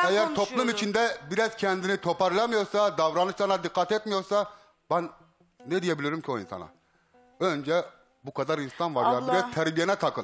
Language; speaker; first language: Turkish; native; Turkish